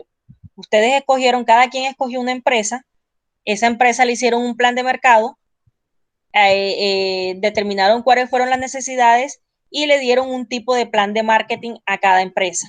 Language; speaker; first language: Spanish; native; Spanish